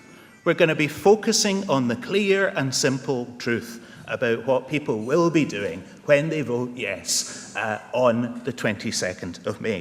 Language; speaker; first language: English; native; English